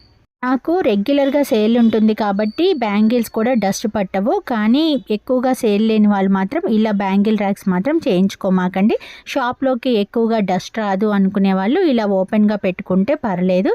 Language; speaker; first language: Telugu; native; Telugu